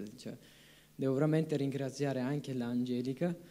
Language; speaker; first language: Italian; non-native, fluent; Kurdish